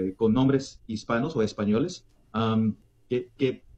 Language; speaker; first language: Spanish; early bilingual, heritage; Spanish